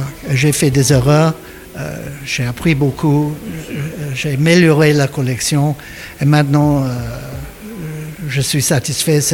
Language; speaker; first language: French; non-native, learner; English